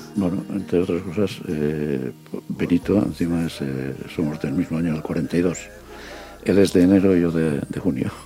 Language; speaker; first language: Spanish; native; Spanish